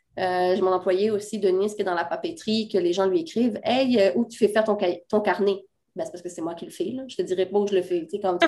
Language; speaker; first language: French; native; French